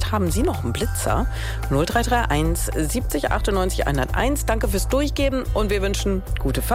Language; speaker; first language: German; native; German